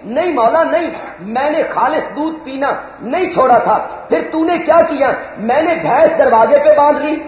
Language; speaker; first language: Urdu; non-native, local second language; Punjabi